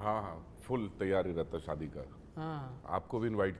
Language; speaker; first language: Hindi; non-native, local second language; Telugu